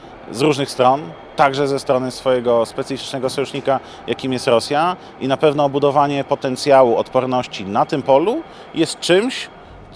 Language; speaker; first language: Polish; native; Polish